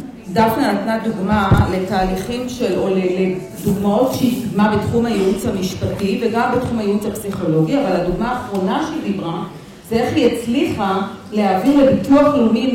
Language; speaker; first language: Hebrew; native; Hebrew